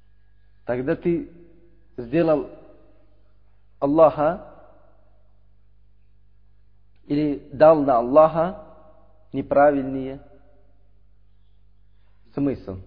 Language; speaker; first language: Russian; non-native, learner; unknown